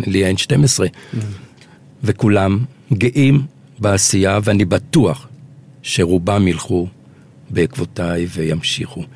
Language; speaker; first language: Hebrew; early bilingual, other home language; Arabic